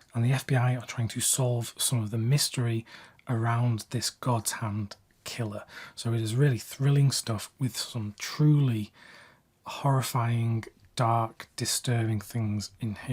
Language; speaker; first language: English; native; English